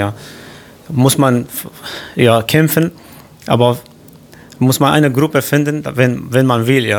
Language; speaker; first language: German; non-native, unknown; Kurdish